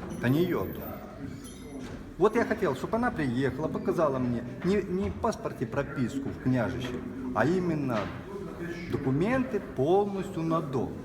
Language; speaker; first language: Russian; native; Russian